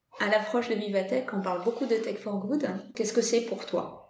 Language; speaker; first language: French; native; French